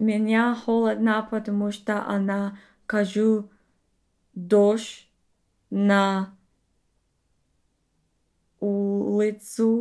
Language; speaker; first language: Russian; non-native, learner; English